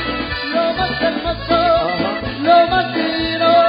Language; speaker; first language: Spanish; native; Spanish